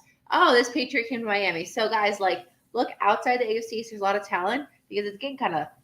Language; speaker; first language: English; native; English